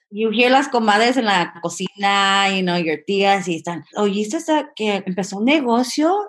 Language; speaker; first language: Spanish; early bilingual, heritage; Spanish